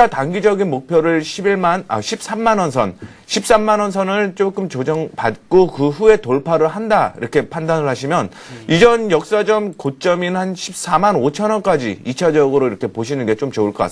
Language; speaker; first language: Korean; native; Korean